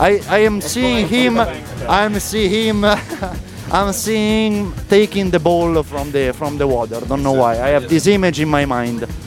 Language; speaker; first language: English; non-native, fluent; Italian